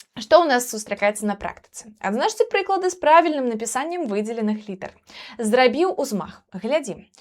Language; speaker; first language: Belarusian; non-native, local second language; Russian